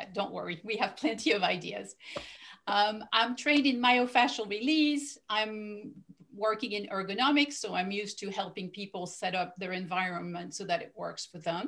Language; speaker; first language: English; non-native, fluent; French